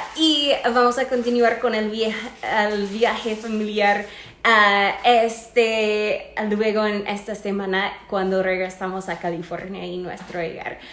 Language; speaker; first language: Spanish; non-native, fluent; English